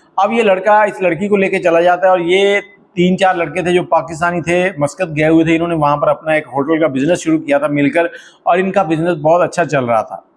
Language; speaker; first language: Urdu; native; Urdu